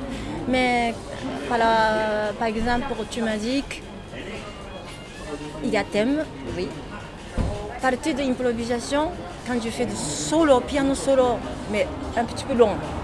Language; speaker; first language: French; non-native, learner; Japanese